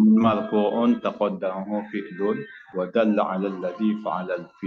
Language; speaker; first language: Arabic; non-native, learner; Indonesian